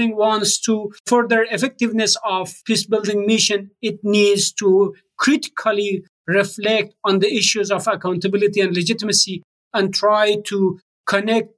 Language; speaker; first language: English; non-native, fluent; Persian